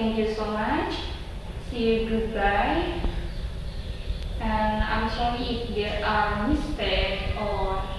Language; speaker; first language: English; non-native, learner; Indonesian